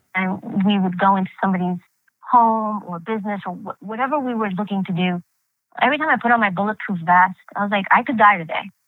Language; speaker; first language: English; early bilingual, other home language; Greek